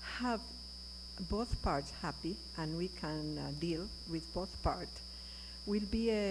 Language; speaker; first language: English; non-native, learner; Spanish